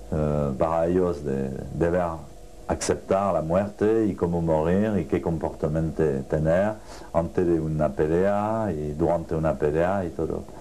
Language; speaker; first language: Spanish; non-native, learner; French